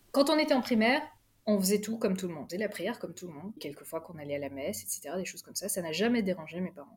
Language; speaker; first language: French; early bilingual, other home language; Urdu